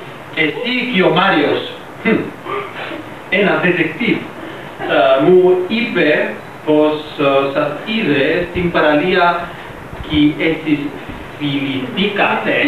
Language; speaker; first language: Greek; non-native, learner; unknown